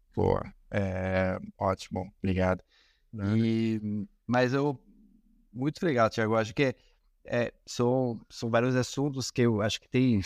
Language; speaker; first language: Portuguese; non-native, fluent; Spanish